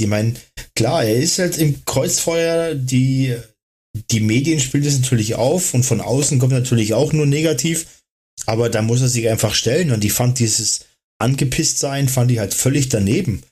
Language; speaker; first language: German; native; German